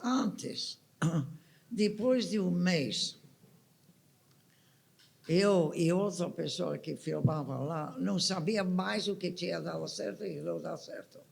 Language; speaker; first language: Portuguese; non-native, fluent; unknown